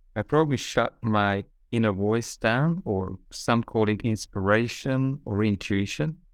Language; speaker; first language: English; non-native, fluent; Hungarian